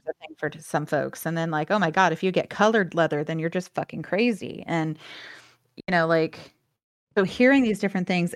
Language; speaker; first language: English; native; English